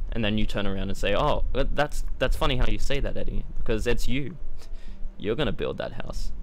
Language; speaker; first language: English; native; English